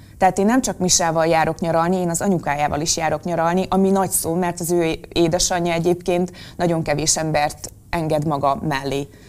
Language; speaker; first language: Hungarian; native; Hungarian